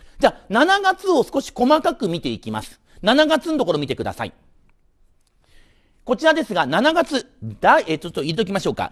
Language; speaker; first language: Japanese; native; Japanese